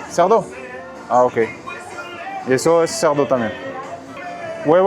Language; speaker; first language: Spanish; non-native, learner; English